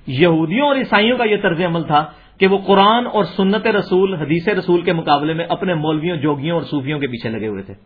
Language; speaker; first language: Urdu; non-native, local second language; Punjabi